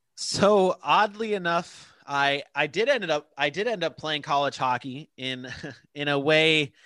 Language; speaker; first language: English; native; English